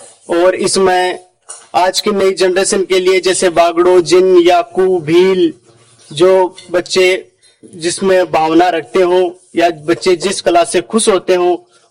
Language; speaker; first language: Hindi; native; Hindi